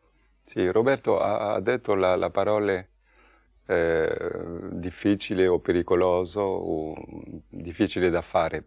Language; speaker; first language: Italian; non-native, fluent; French